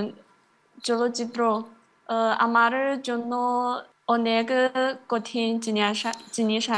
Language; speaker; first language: Bangla; non-native, learner; Chinese